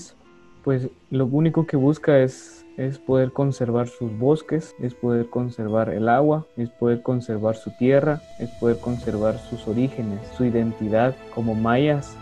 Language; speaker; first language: Spanish; native; Spanish